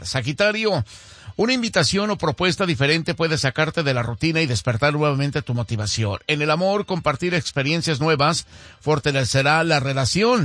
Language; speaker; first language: Spanish; native; Spanish